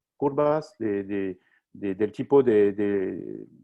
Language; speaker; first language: Spanish; non-native, learner; French